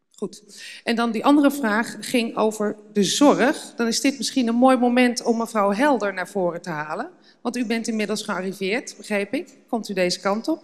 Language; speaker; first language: Dutch; native; Dutch